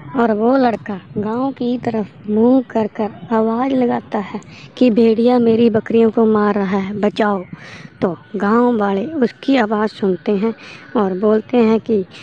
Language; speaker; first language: Hindi; native; Hindi